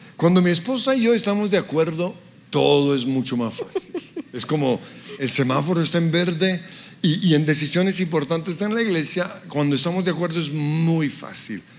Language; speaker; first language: Spanish; early bilingual, other home language; English